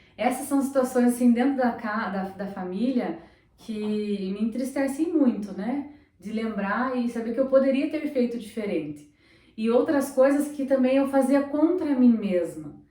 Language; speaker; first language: Portuguese; native; Portuguese